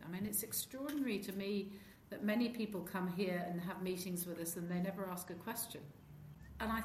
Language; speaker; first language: English; native; English